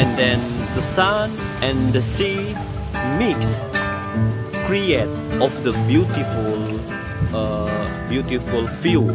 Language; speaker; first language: English; non-native, learner; Indonesian